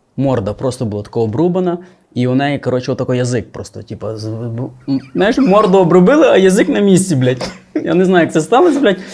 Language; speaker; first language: Ukrainian; native; Ukrainian